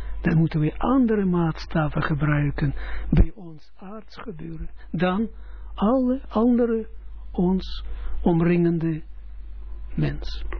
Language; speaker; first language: Dutch; non-native, fluent; Russian